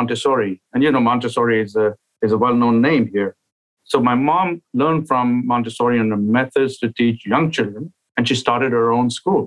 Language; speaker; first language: English; non-native, local second language; Urdu